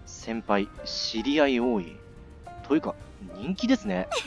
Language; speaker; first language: Japanese; native; Japanese